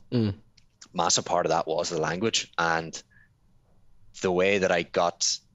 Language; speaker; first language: English; native; English